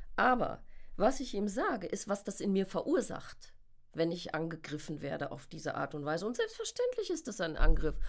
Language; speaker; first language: German; native; German